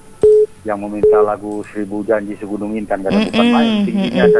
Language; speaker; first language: Indonesian; native; Indonesian